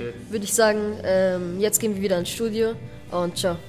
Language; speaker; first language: German; native; German